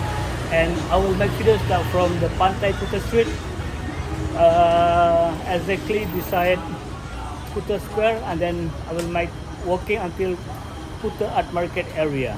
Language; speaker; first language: English; non-native, learner; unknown